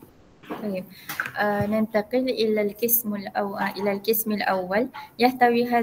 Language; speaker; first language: Arabic; non-native, learner; Malay